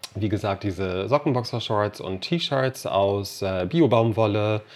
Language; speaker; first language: German; non-native, fluent; English